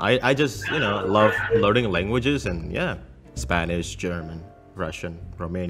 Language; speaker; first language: English; non-native, fluent; Indonesian